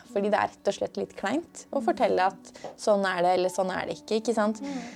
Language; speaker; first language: Norwegian; early bilingual, other home language; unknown